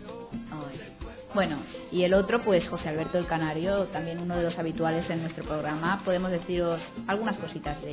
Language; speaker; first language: Spanish; native; Spanish